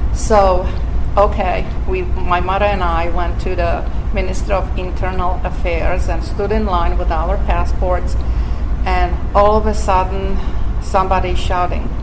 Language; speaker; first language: English; non-native, fluent; Slovak